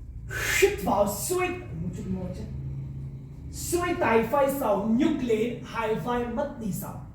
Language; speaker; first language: Vietnamese; non-native, learner; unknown